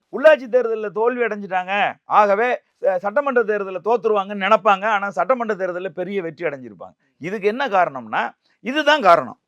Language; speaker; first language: Tamil; native; Tamil